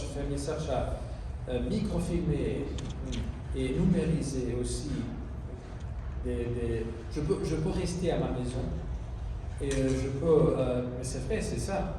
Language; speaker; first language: French; non-native, fluent; Portuguese